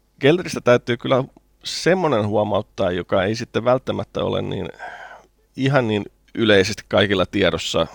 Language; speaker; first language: Finnish; native; Finnish